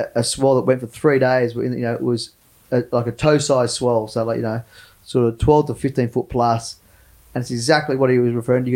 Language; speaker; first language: English; native; English